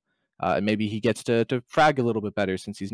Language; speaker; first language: English; native; English